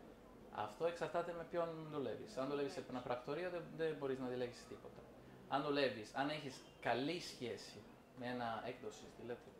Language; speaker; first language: Greek; non-native, fluent; Italian